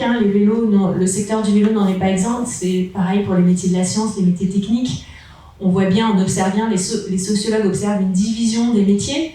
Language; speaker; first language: French; native; French